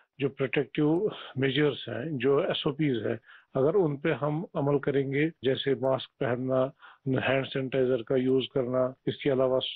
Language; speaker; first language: Hindi; non-native, local second language; Kashmiri